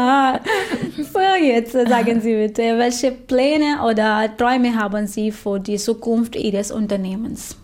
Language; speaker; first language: German; non-native, fluent; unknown